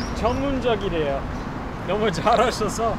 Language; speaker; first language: Korean; non-native, fluent; English